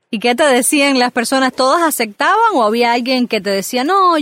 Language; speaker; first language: Spanish; native; Spanish